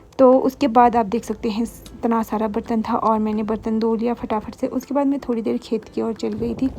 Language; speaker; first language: Hindi; non-native, local second language; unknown